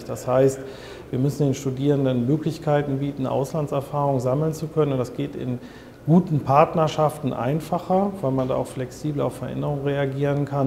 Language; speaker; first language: German; native; German